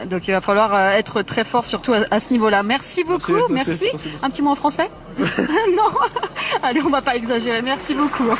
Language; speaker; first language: French; native; French